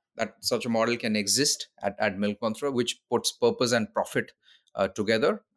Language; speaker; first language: English; non-native, local second language; Odia